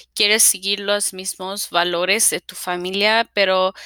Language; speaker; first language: Spanish; early bilingual, heritage; Spanish